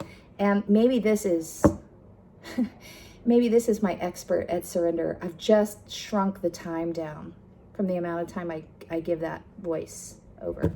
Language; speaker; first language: English; native; English